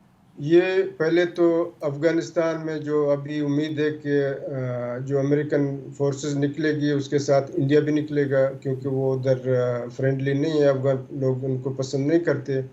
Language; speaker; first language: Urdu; non-native, local second language; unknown